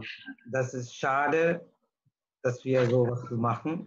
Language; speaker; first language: German; non-native, learner; Tamil